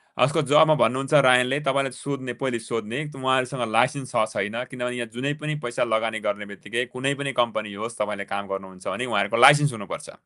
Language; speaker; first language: Nepali; native; Nepali